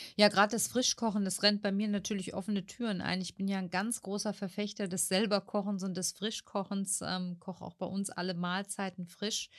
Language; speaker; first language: German; native; German